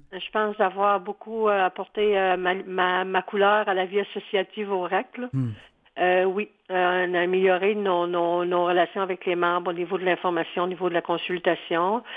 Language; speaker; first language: French; native; French